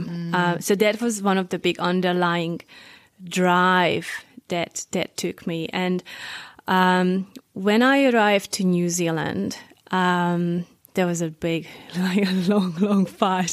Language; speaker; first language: English; non-native, fluent; Hungarian